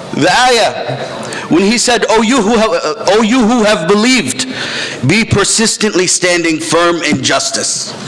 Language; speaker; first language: English; native; English